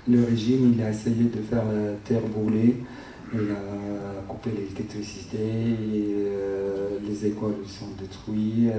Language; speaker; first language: French; non-native, fluent; Arabic